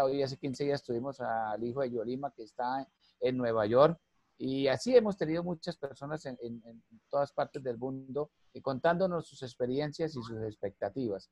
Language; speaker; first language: Spanish; native; Spanish